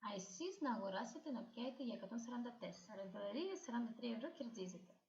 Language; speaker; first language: Greek; non-native, learner; Russian